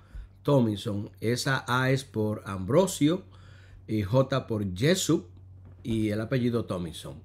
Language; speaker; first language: Spanish; native; Spanish